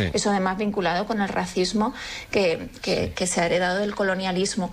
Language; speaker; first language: Spanish; native; Spanish